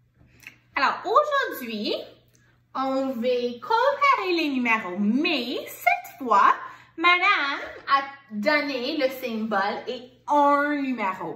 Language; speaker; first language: French; non-native, local second language; English